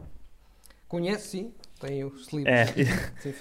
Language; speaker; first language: Portuguese; non-native, learner; Italian